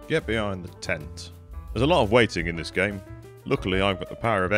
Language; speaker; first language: English; native; English